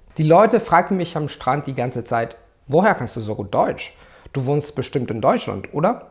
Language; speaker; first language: German; non-native, fluent; Italian